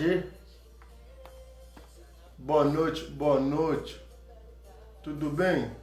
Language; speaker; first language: Portuguese; non-native, learner; Haitian Creole